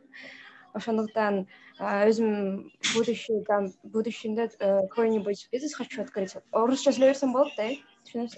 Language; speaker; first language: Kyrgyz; non-native, local second language; Russian